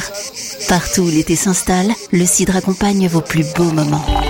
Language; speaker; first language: French; native; French